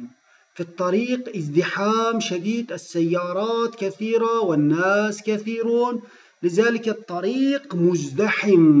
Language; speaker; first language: Arabic; non-native, fluent; Turkish